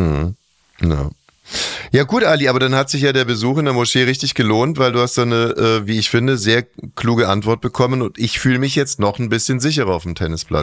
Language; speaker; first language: German; native; German